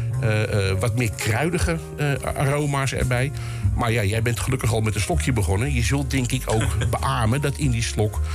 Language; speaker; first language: Dutch; native; Dutch